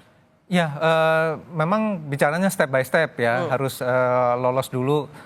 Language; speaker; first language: Indonesian; native; Indonesian